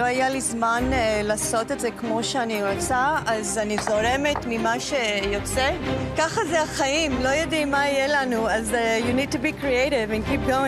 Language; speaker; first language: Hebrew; non-native, fluent; Greek